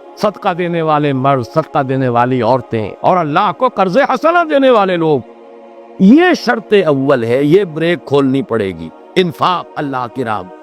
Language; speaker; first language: Urdu; native; Urdu